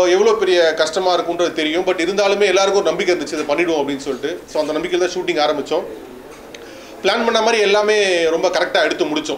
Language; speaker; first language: Tamil; native; Tamil